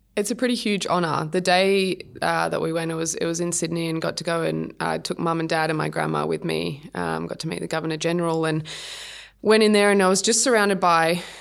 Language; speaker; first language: English; native; English